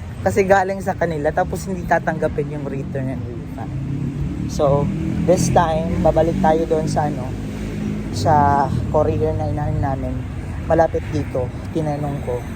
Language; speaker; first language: Filipino; non-native, local second language; Cebuano